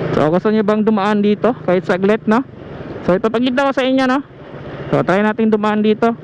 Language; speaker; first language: Filipino; non-native, local second language; Cebuano